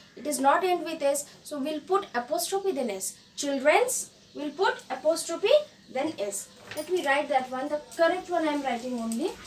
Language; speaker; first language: English; non-native, local second language; Bangla